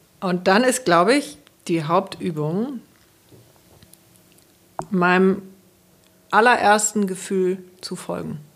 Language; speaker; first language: German; native; German